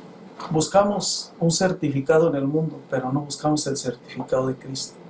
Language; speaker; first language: Spanish; native; Spanish